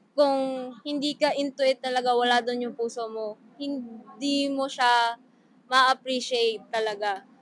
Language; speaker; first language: Filipino; non-native, local second language; Bikol